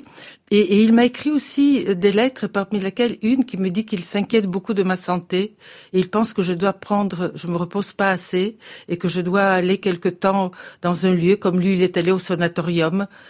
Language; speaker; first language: French; non-native, fluent; Bulgarian